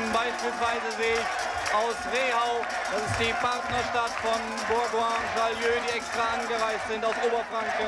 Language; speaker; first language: German; native; German